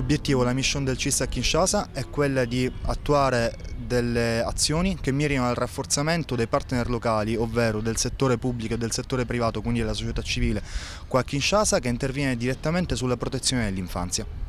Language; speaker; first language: Italian; native; Italian